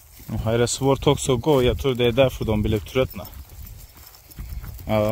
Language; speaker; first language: Swedish; non-native, learner; Turkish